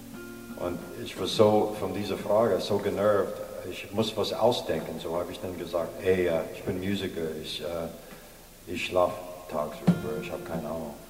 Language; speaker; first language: German; non-native, fluent; English